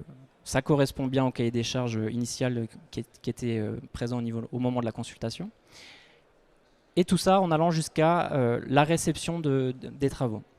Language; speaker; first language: French; native; French